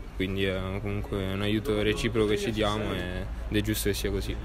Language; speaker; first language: Italian; native; Italian